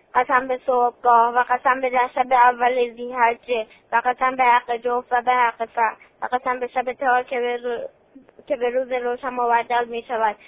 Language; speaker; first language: Persian; native; Persian